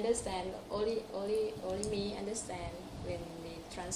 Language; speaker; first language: English; non-native, local second language; Thai